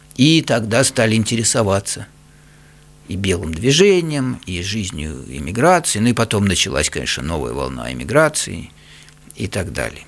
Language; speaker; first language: Russian; native; Russian